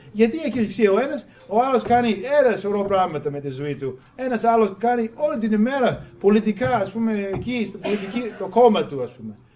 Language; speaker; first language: Greek; non-native, fluent; English